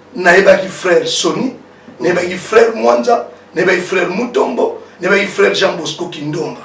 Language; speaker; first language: Lingala; early bilingual, other home language; Kongo